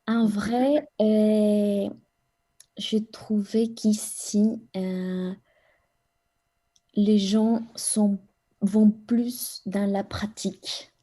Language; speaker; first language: French; non-native, fluent; Spanish